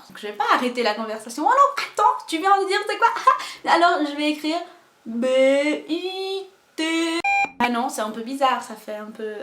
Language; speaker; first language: French; non-native, fluent; Portuguese